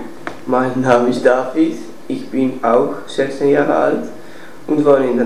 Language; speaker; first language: German; non-native, learner; Dutch